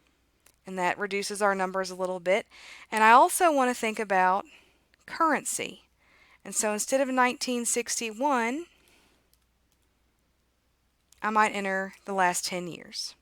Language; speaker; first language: English; native; English